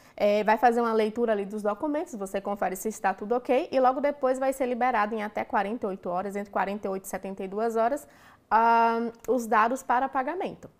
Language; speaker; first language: Portuguese; native; Portuguese